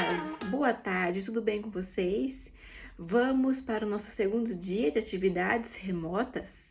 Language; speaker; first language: Portuguese; native; Portuguese